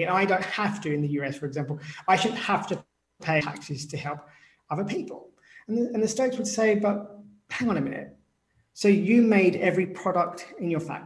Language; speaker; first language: English; native; English